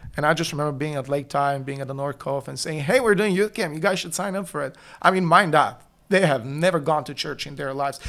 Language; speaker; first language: English; non-native, fluent; Bulgarian